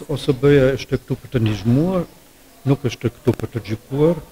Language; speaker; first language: Albanian; non-native, fluent; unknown